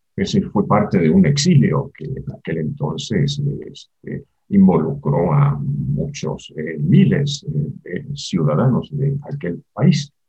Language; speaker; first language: Spanish; native; Spanish